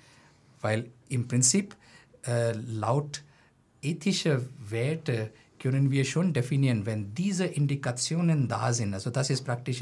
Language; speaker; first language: German; non-native, fluent; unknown